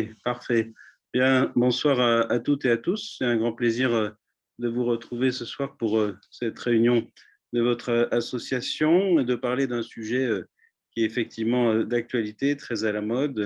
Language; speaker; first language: French; native; French